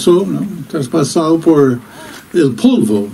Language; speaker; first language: Spanish; non-native, fluent; English